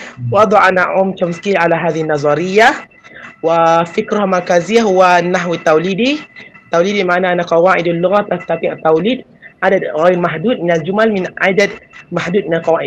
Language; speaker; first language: Arabic; non-native, fluent; Malay